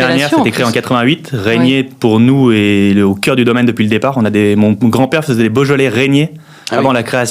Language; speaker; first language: French; native; French